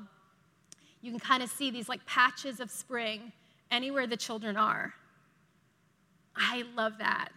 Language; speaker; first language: English; native; English